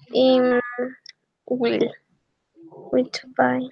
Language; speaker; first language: English; non-native, learner; Spanish